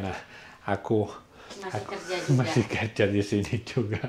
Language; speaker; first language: Indonesian; non-native, learner; Catalan